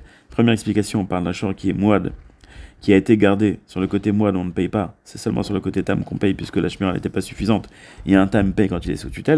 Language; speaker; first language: French; native; French